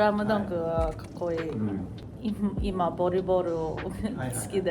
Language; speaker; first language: Japanese; non-native, learner; English